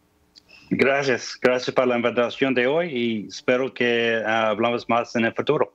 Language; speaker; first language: Spanish; non-native, fluent; English